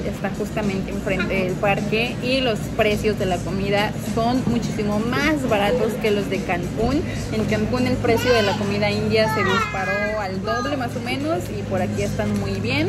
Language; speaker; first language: Spanish; native; Spanish